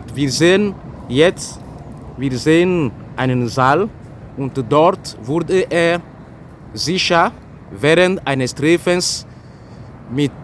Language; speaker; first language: German; non-native, fluent; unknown